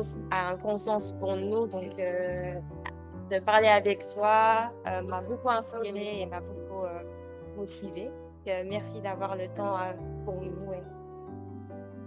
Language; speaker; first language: French; non-native, learner; Korean